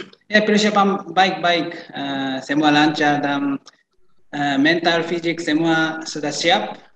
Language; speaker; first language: Indonesian; non-native, learner; Japanese